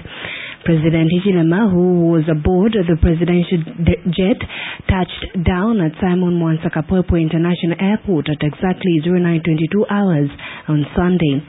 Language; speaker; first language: English; non-native, local second language; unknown